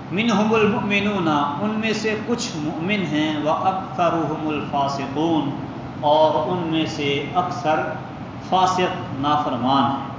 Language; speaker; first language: Urdu; non-native, local second language; Punjabi